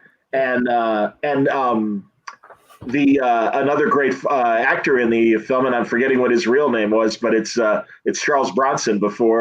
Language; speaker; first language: English; native; English